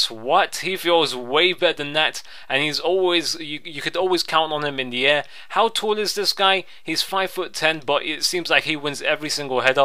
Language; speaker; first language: English; native; English